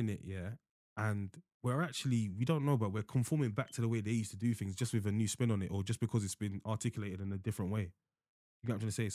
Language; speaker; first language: English; native; English